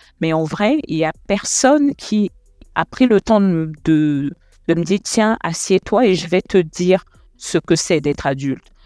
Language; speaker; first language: French; non-native, local second language; Lingala